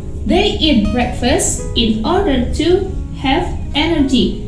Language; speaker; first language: English; non-native, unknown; Indonesian